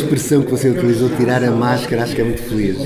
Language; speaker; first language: Portuguese; native; Portuguese